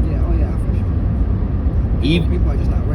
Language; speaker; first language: English; native; English